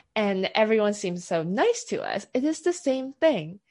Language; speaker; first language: English; non-native, local second language; Cantonese